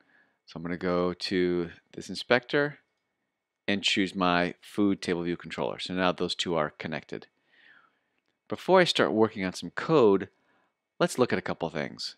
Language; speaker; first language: English; native; English